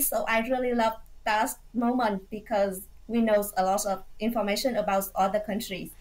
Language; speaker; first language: English; non-native, fluent; Vietnamese